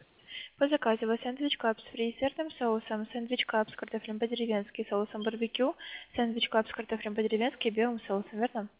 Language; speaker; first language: Russian; native; Russian